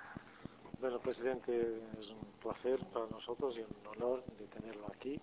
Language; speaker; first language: Spanish; non-native, fluent; Portuguese